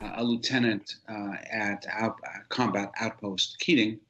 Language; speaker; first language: English; native; English